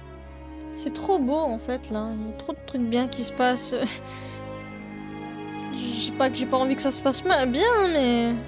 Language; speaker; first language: French; native; French